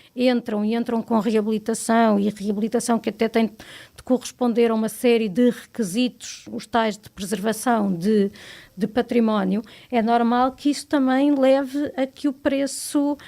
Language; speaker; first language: Portuguese; native; Portuguese